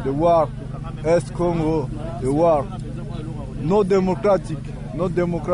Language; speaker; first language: English; non-native, learner; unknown